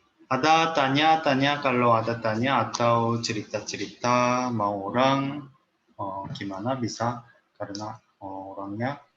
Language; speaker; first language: Indonesian; non-native, learner; Korean